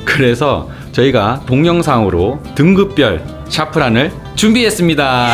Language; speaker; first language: Korean; native; Korean